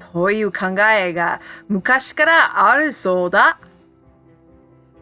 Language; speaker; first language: Japanese; non-native, fluent; English